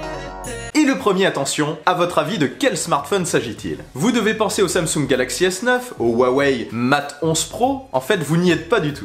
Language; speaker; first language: French; native; French